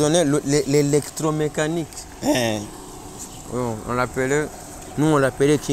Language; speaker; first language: French; non-native, learner; Rundi